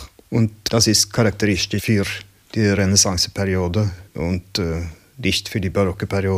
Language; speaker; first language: German; non-native, learner; Norwegian